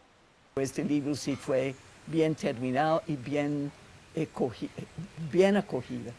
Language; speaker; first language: Spanish; non-native, fluent; English